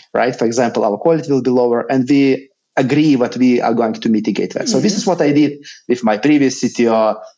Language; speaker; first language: English; non-native, fluent; Lithuanian